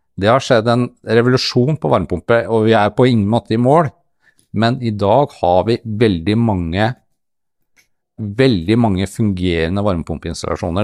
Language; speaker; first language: Norwegian; native; Norwegian